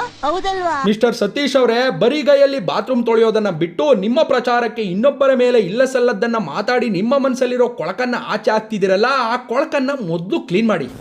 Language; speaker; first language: Kannada; native; Kannada